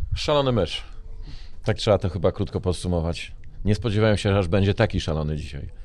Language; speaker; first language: Polish; native; Polish